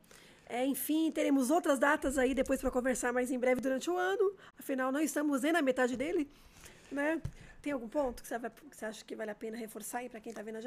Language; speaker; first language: Portuguese; native; Portuguese